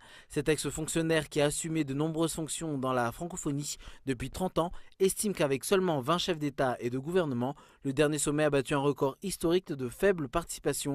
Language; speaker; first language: French; non-native, local second language; Malagasy